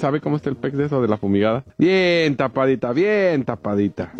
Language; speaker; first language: Spanish; native; Spanish